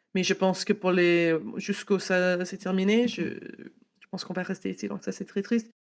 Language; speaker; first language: French; non-native, fluent; English